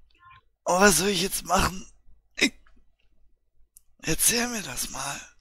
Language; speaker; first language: German; native; German